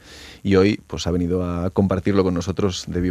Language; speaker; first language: Spanish; native; Spanish